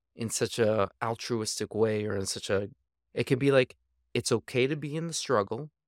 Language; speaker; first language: English; native; English